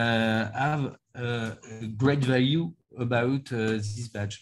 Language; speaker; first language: English; non-native, learner; French